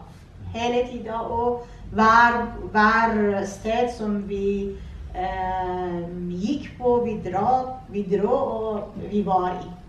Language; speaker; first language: Norwegian; non-native, fluent; Persian